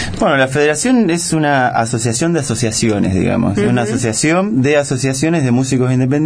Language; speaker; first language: Spanish; native; Spanish